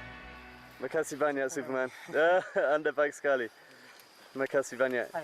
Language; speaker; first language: Indonesian; non-native, learner; English